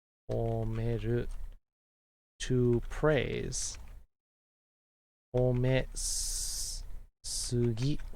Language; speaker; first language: Japanese; non-native, fluent; English